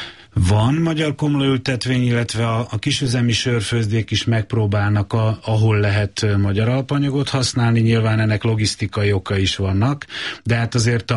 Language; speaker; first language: Hungarian; native; Hungarian